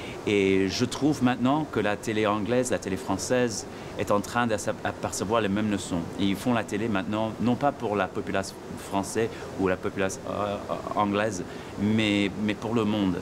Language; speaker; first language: French; non-native, fluent; English